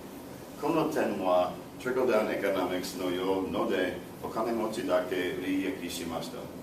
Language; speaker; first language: Japanese; non-native, learner; English